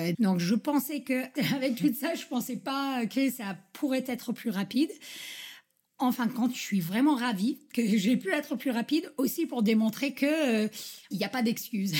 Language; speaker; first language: French; non-native, fluent; English